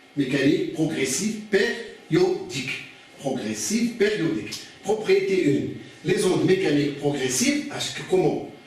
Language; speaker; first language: French; non-native, local second language; Arabic